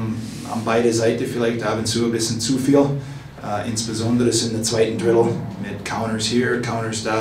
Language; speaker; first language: German; non-native, fluent; English